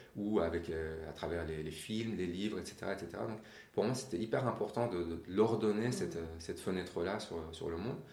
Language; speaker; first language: French; non-native, fluent; Persian